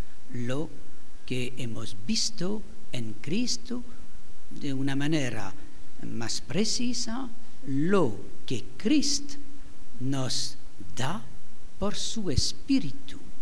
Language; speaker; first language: Spanish; non-native, fluent; French